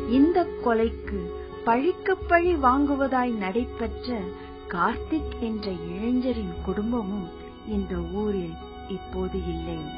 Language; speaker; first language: Tamil; native; Tamil